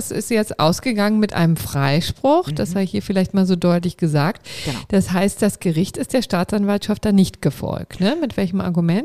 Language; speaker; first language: German; native; German